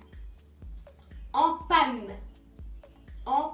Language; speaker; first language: French; native; French